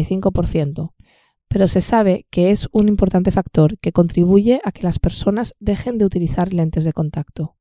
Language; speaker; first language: Spanish; native; Spanish